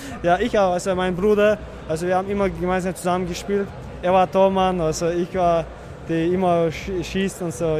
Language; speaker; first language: German; non-native, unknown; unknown